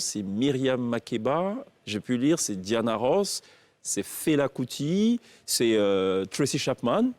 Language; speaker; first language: French; native; French